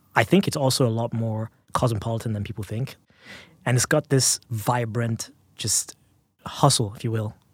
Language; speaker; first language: English; non-native, local second language; Yoruba